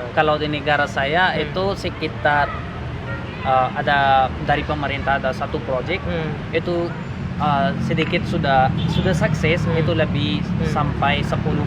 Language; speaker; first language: Indonesian; non-native, learner; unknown